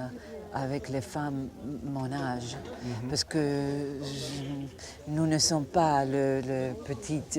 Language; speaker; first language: French; non-native, fluent; Croatian